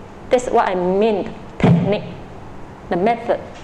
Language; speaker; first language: English; non-native, local second language; Chinese